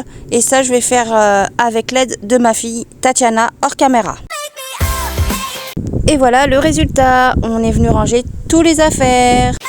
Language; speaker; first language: French; native; French